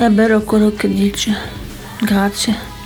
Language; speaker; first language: Italian; non-native, learner; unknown